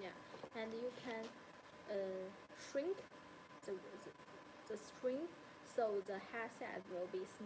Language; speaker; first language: English; non-native, learner; Chinese